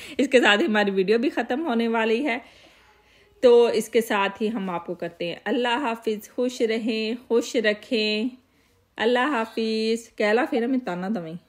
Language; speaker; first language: Urdu; native; Urdu